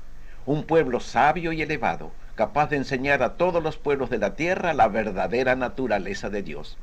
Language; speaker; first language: Spanish; native; Spanish